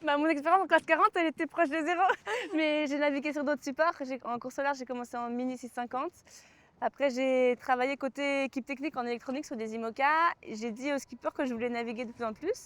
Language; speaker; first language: French; native; French